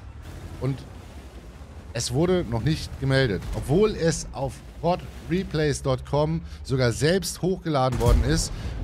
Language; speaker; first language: German; native; German